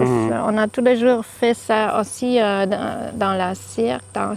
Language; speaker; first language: French; non-native, learner; German